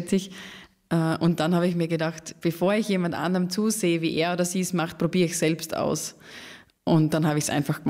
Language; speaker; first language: German; native; German